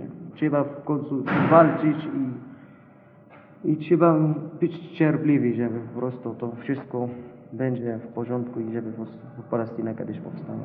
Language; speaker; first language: Polish; non-native, learner; Arabic